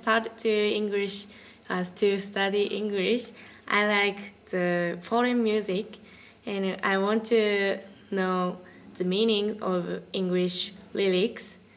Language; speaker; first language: English; non-native, learner; Japanese